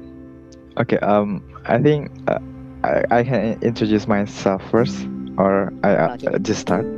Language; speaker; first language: English; non-native, learner; Indonesian